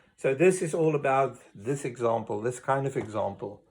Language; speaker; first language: English; non-native, local second language; Afrikaans